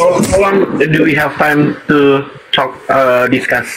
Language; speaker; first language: English; non-native, learner; Indonesian